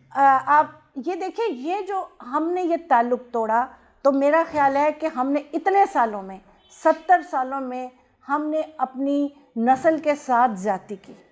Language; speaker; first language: Urdu; non-native, local second language; Punjabi